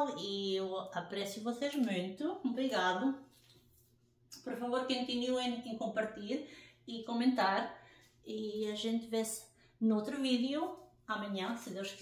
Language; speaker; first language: Portuguese; non-native, learner; English